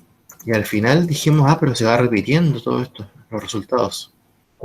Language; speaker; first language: Spanish; native; Spanish